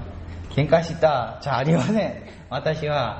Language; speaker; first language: Japanese; non-native, learner; Korean